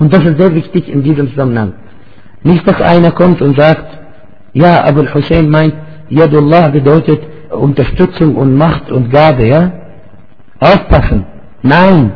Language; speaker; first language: German; non-native, fluent; Arabic